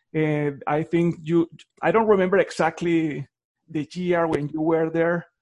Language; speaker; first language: English; non-native, fluent; Spanish